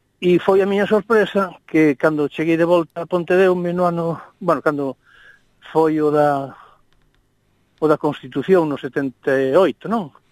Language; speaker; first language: Galician; non-native, local second language; Spanish